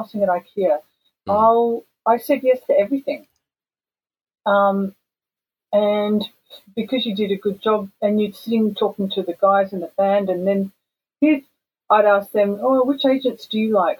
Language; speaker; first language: English; native; English